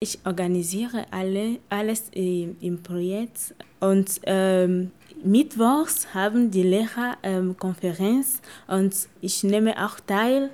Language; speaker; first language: German; non-native, fluent; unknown